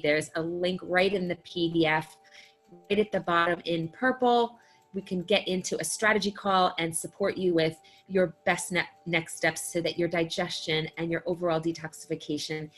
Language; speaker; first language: English; native; English